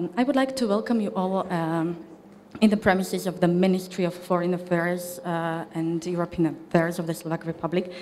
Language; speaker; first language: English; non-native, fluent; Slovak